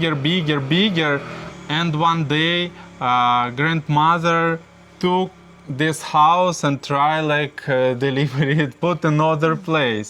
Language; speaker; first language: English; non-native, learner; Russian